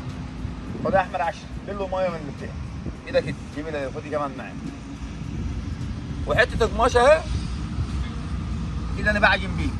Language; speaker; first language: Arabic; native; Arabic